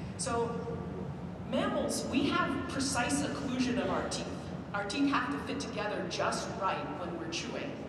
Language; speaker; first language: English; native; English